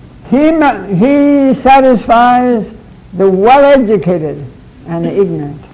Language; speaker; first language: English; early bilingual, other home language; Chinese